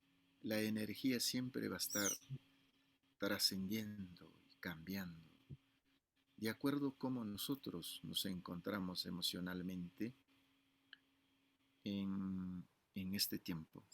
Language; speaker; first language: Spanish; non-native, fluent; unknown